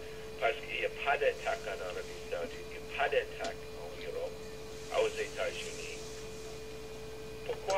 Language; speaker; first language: French; non-native, learner; English